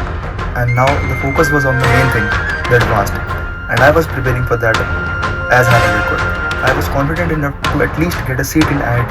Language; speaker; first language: English; non-native, local second language; Hindi